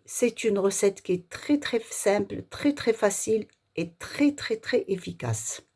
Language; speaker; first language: French; non-native, local second language; Arabic